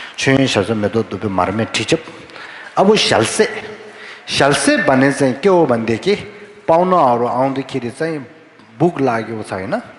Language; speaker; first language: Nepali; non-native, fluent; Tibetan